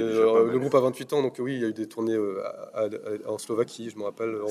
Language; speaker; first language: French; native; French